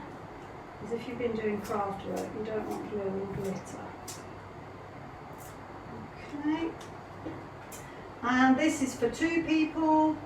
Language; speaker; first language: English; native; English